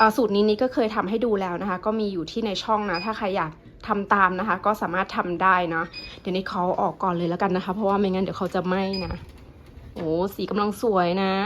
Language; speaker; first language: Thai; native; Thai